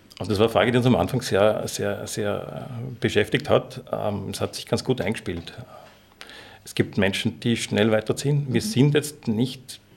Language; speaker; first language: German; native; German